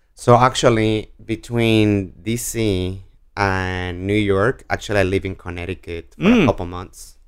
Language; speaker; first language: English; non-native, learner; Spanish